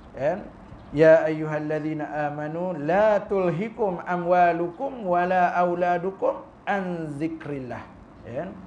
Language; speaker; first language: Malay; native; Malay